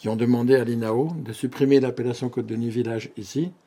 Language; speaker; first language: French; native; French